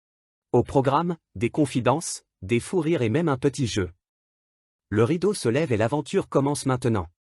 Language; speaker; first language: French; native; French